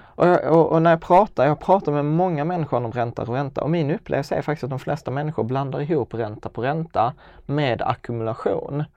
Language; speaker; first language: Swedish; native; Swedish